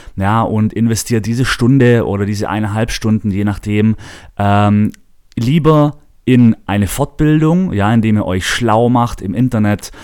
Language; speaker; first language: German; native; German